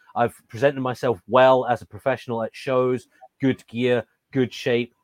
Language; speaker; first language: English; native; English